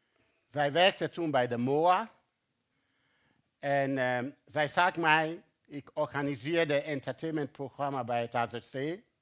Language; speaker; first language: Dutch; non-native, fluent; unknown